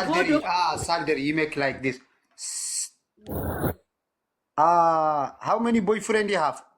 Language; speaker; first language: English; non-native, learner; Tigrinya